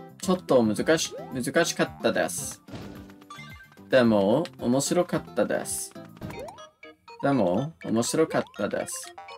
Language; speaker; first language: Japanese; non-native, learner; English